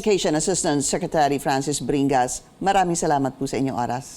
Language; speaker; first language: Filipino; native; Filipino